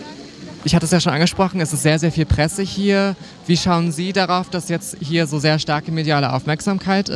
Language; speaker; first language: German; native; German